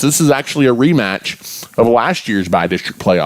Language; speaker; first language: English; native; English